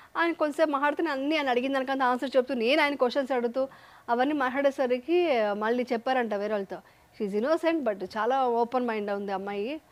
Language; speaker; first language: Telugu; native; Telugu